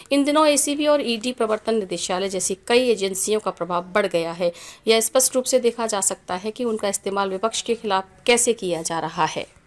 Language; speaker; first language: Hindi; native; Hindi